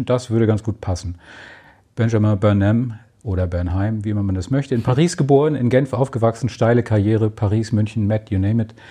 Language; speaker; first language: German; native; German